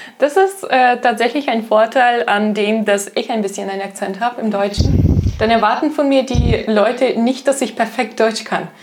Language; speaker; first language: German; non-native, fluent; Russian